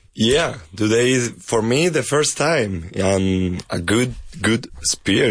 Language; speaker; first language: English; non-native, learner; Spanish